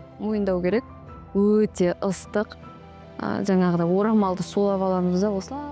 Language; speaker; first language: Kazakh; native; Kazakh